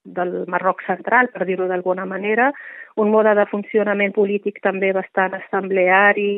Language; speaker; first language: Catalan; non-native, fluent; Riffian